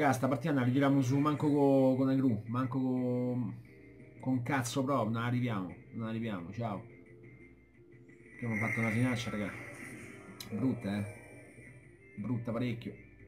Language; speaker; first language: Italian; native; Italian